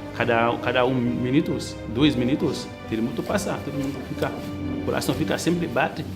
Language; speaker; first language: Portuguese; non-native, learner; Haitian Creole